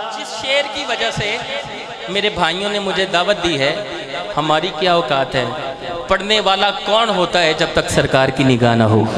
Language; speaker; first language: Urdu; non-native, local second language; Punjabi